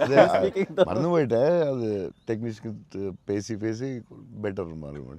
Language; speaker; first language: Tamil; non-native, local second language; Telugu